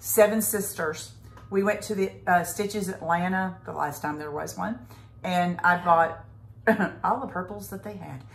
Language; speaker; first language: English; native; English